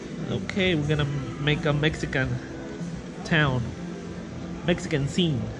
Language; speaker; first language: English; non-native, learner; Spanish